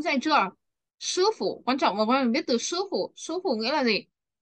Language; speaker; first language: Chinese; non-native, fluent; Vietnamese